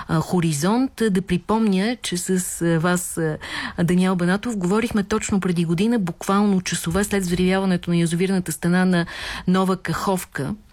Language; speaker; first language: Bulgarian; native; Bulgarian